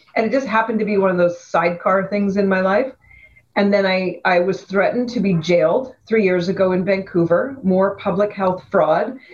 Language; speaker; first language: English; native; English